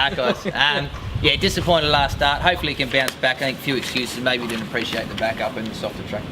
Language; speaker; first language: English; native; English